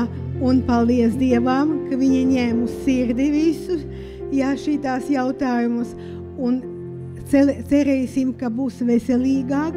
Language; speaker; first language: Latvian; non-native, local second language; Russian